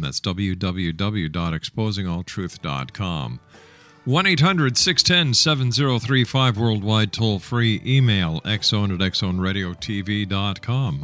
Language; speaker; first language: English; native; English